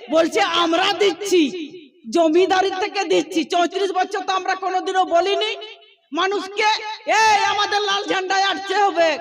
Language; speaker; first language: Bangla; non-native, local second language; Santali